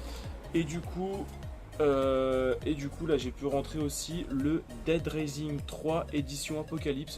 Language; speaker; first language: French; native; French